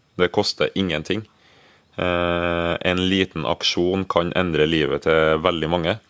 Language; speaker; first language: Norwegian; early bilingual, other home language; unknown